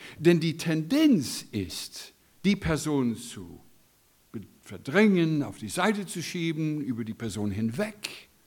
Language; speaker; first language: German; non-native, fluent; English